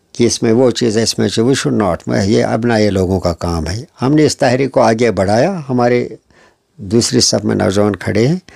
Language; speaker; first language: Hindi; non-native, local second language; Kashmiri